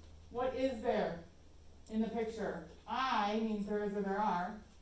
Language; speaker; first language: English; native; English